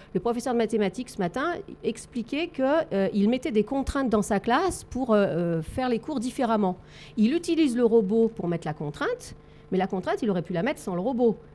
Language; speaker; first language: French; native; French